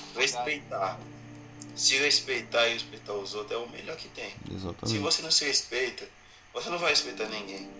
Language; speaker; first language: Portuguese; non-native, fluent; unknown